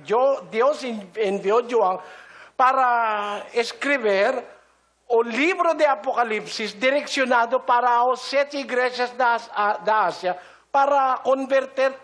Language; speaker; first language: Portuguese; non-native, learner; Filipino